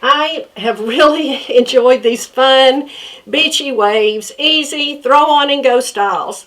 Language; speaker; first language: English; native; English